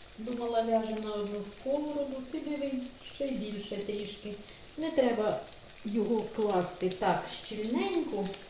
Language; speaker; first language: Ukrainian; non-native, local second language; Russian